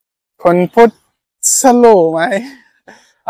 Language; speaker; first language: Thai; non-native, learner; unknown